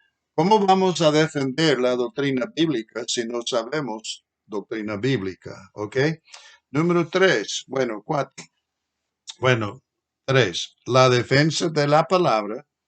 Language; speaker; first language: Spanish; non-native, fluent; English